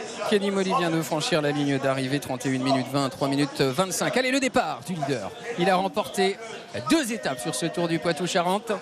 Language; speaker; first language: French; native; French